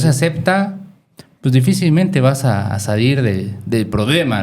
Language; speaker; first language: Spanish; native; Spanish